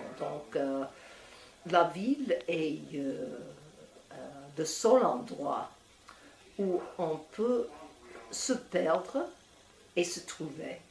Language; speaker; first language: French; non-native, fluent; English